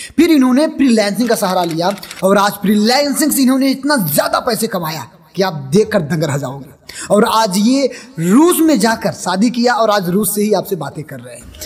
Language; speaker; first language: Hindi; native; Hindi